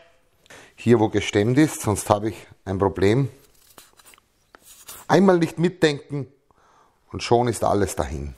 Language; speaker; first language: German; native; German